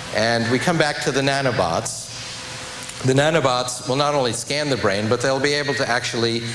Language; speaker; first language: English; native; English